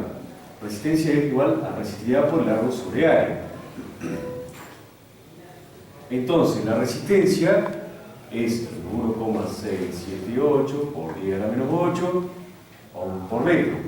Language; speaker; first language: Spanish; native; Spanish